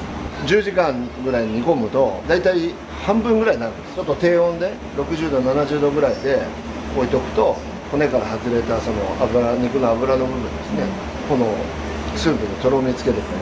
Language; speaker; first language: Japanese; native; Japanese